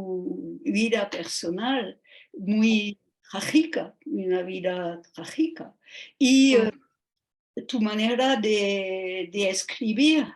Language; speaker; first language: Spanish; non-native, fluent; French